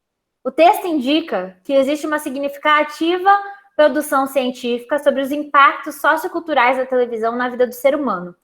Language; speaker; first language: Portuguese; native; Portuguese